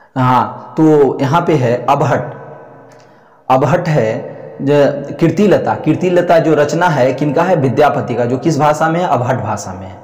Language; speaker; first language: Hindi; native; Hindi